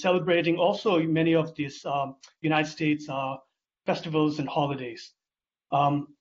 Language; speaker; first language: English; non-native, local second language; Tibetan